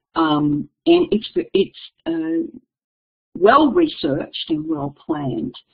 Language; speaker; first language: English; native; English